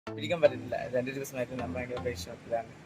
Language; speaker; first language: Malayalam; non-native, fluent; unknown